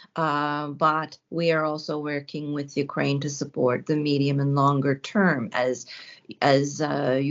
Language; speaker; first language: English; early bilingual, other home language; Ukrainian